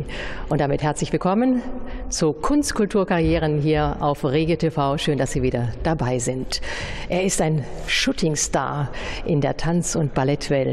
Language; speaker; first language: German; native; German